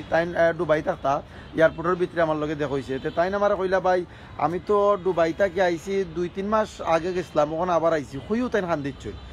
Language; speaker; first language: Bangla; native; Bangla